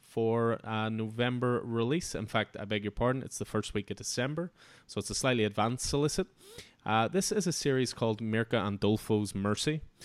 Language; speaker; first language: English; native; English